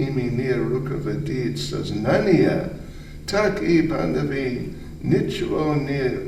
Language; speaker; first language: Russian; non-native, learner; English